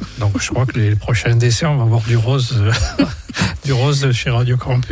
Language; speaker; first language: French; native; French